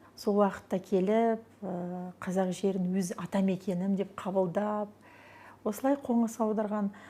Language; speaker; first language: Kazakh; non-native, local second language; Russian